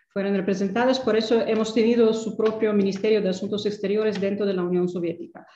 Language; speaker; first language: Spanish; non-native, fluent; Ukrainian